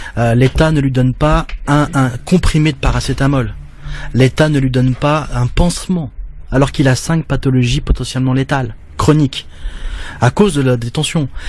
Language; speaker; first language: French; native; French